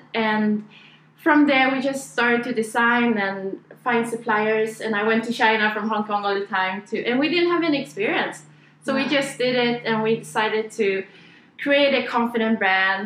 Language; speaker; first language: English; non-native, fluent; Swedish